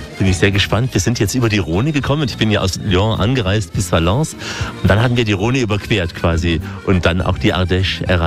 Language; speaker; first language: German; native; German